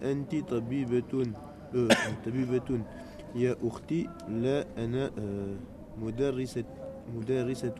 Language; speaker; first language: Arabic; non-native, learner; French